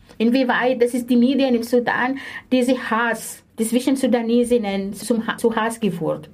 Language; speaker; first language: German; non-native, fluent; Arabic